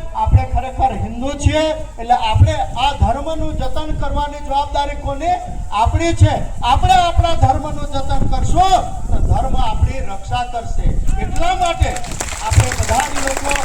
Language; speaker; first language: Gujarati; non-native, local second language; Kukna